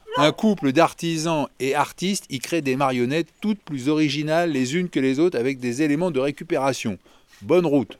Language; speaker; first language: French; native; French